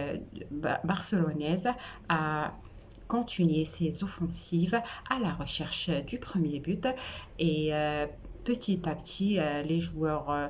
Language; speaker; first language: French; non-native, local second language; Arabic